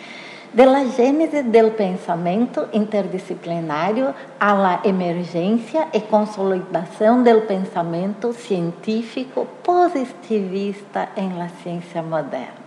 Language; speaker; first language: Spanish; non-native, fluent; Portuguese